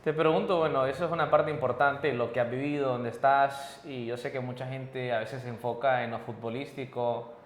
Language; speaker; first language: Spanish; early bilingual, heritage; Spanish